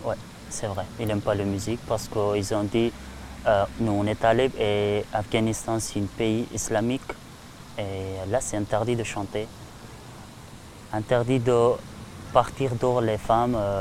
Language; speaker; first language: French; non-native, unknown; Persian